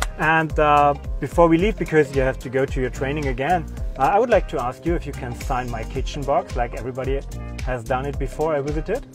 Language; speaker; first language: English; non-native, fluent; German